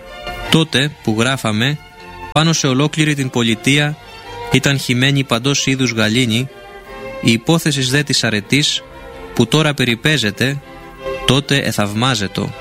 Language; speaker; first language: Greek; native; Greek